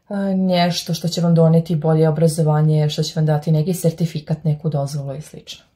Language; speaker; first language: Serbian; native; Serbian